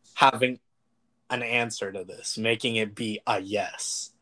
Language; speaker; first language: English; early bilingual, other home language; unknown